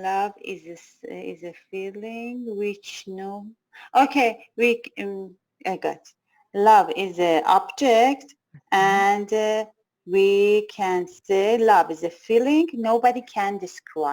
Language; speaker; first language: English; non-native, learner; Persian